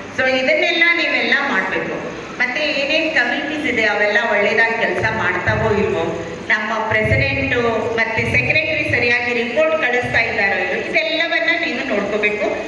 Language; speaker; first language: Kannada; native; Kannada